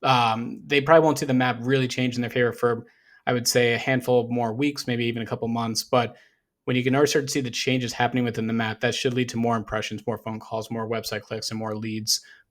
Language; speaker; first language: English; native; English